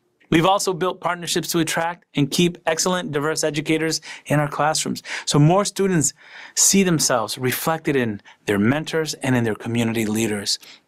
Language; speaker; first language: English; early bilingual, other home language; Spanish